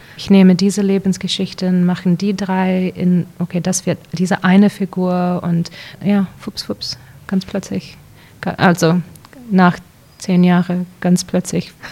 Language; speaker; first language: German; early bilingual, heritage; English